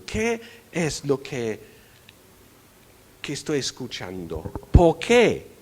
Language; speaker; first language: Spanish; non-native, fluent; English